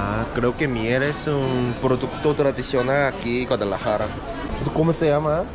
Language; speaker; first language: Spanish; non-native, learner; Korean